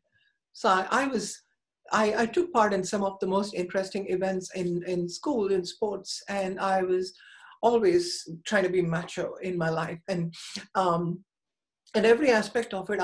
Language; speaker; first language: English; non-native, local second language; Tamil